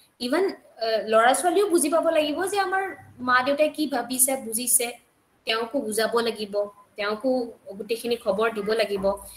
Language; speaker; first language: Assamese; non-native, local second language; Bangla